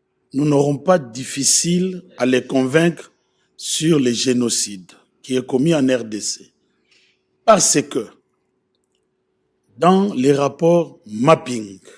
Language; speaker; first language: French; non-native, local second language; Lingala